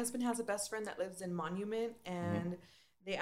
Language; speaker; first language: English; native; English